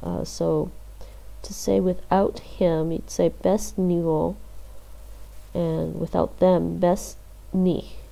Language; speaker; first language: English; native; English